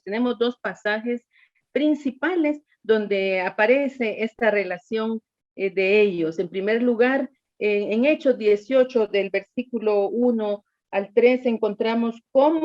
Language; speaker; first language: Spanish; native; Spanish